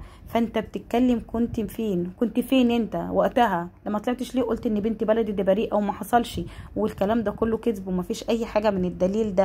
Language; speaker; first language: Arabic; native; Arabic